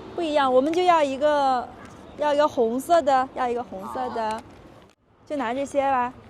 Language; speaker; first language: Chinese; native; Chinese